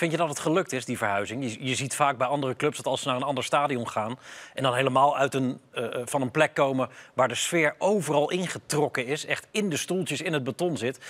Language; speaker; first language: Dutch; native; Dutch